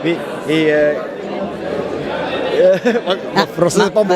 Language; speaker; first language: French; non-native, learner; Dutch